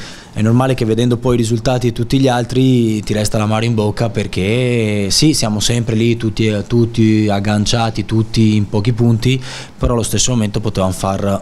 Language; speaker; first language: Italian; native; Italian